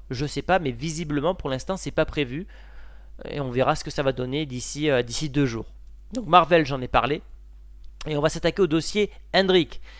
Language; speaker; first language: French; native; French